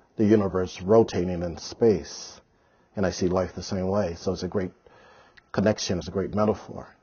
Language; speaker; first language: English; native; English